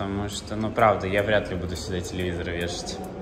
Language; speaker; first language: Russian; native; Russian